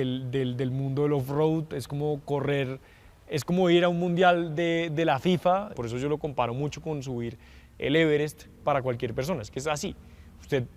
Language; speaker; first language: Spanish; native; Spanish